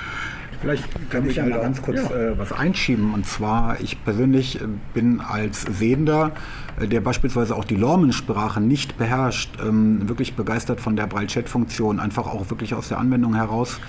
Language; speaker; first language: German; native; German